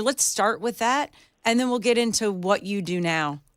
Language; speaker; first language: English; native; English